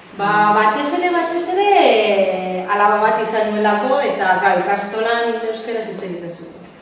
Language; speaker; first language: Basque; non-native, local second language; Spanish